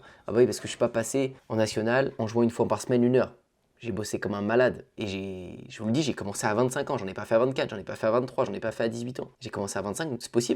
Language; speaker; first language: French; native; French